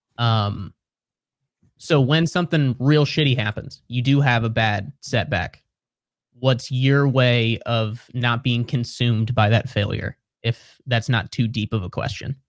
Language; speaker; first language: English; native; English